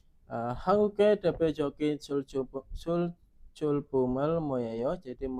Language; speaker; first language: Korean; non-native, fluent; Indonesian